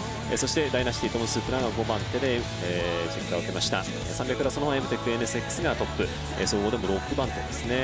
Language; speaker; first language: Japanese; native; Japanese